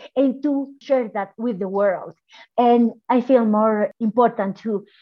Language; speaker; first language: English; non-native, fluent; Spanish